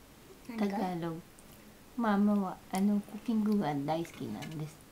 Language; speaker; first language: Japanese; non-native, fluent; Filipino